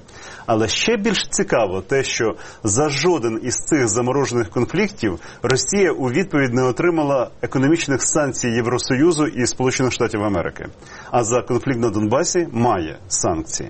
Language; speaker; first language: Ukrainian; native; Ukrainian